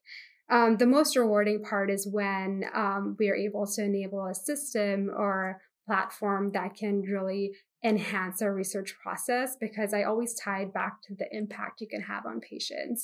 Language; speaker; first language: English; non-native, local second language; Hindi